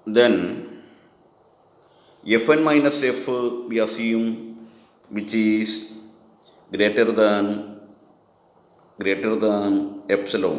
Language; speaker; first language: English; non-native, local second language; Malayalam